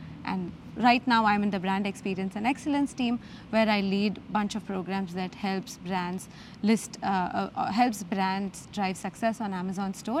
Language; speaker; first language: English; non-native, local second language; Gujarati